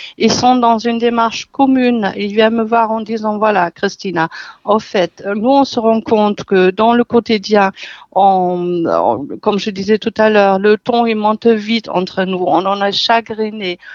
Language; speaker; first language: French; non-native, fluent; German